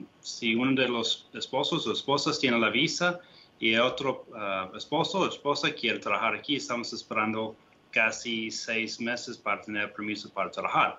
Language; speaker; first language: Spanish; non-native, fluent; English